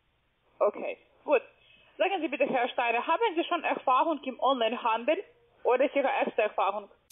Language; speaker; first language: German; non-native, fluent; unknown